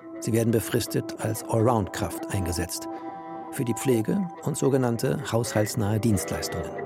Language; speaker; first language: German; native; German